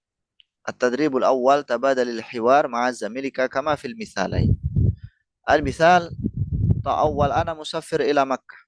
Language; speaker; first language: Arabic; non-native, fluent; Indonesian